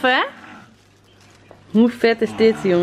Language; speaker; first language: Dutch; native; Dutch